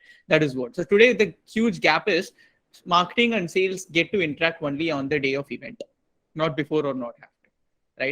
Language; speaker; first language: English; non-native, local second language; Tamil